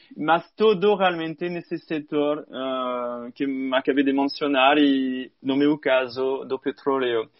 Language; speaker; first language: Portuguese; non-native, fluent; French